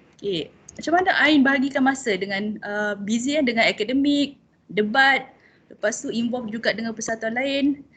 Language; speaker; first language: Malay; native; Malay